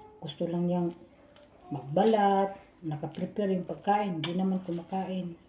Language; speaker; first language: Filipino; non-native, local second language; Cebuano